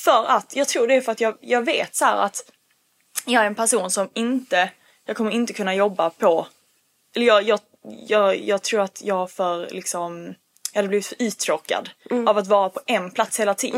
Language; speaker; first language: Swedish; early bilingual, other home language; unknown